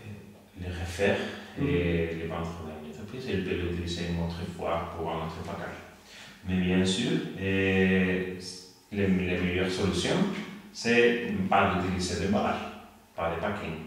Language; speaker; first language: French; non-native, learner; Spanish